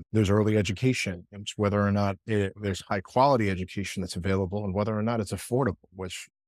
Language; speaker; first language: English; early bilingual, other home language; Spanish